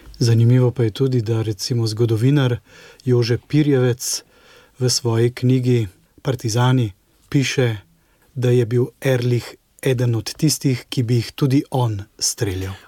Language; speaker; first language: Slovenian; native; Slovenian